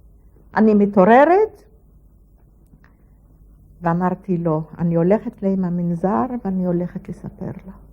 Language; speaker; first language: Hebrew; non-native, fluent; Polish